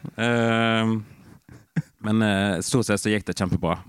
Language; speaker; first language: Norwegian; native; Norwegian